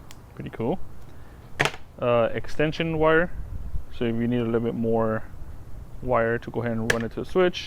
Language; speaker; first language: English; native; English